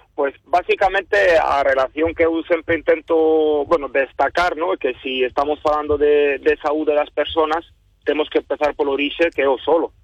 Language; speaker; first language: Galician; non-native, fluent; Italian